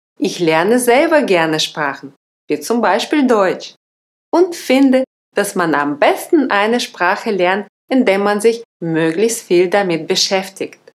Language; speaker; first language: German; non-native, fluent; Russian